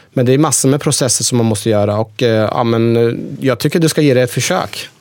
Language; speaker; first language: Swedish; early bilingual, other home language; Persian